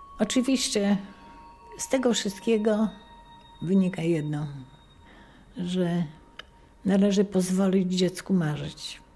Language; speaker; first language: Polish; native; Polish